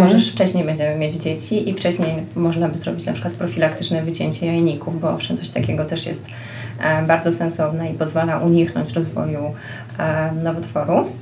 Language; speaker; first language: Polish; native; Polish